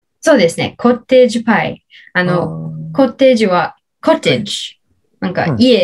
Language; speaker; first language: Japanese; non-native, learner; English